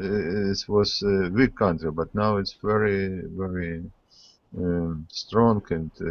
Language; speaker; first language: English; non-native, learner; Russian